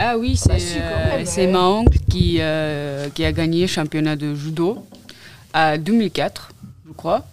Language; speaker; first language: French; non-native, learner; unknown